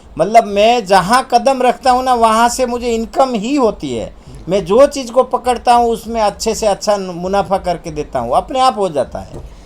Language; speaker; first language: Hindi; non-native, local second language; Gujarati